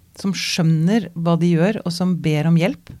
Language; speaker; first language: Norwegian; native; Norwegian